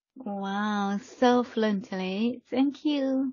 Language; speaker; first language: English; non-native, fluent; Chinese